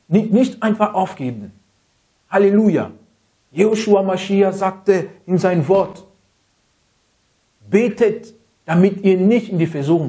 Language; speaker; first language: German; non-native, fluent; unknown